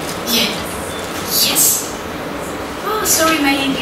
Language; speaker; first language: English; non-native, learner; French